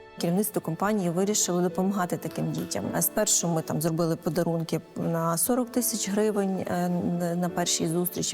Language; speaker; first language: Ukrainian; native; Ukrainian